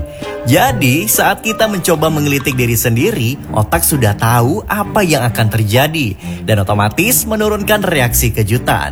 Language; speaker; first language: Indonesian; native; Indonesian